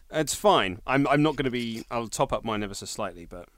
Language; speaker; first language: English; native; English